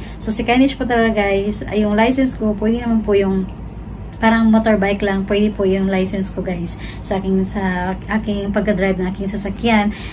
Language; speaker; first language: Filipino; native; Filipino